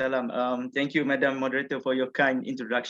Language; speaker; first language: English; non-native, fluent; Malay